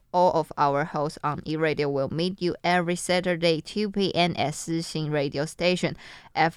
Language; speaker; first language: English; non-native, learner; Chinese